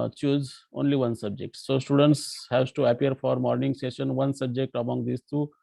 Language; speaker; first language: English; non-native, local second language; Marathi